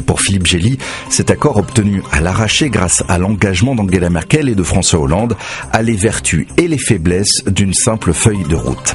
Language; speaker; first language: French; native; French